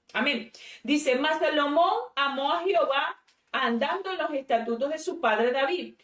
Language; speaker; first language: Spanish; native; Spanish